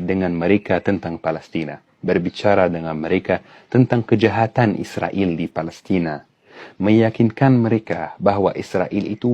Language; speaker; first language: Indonesian; non-native, fluent; Arabic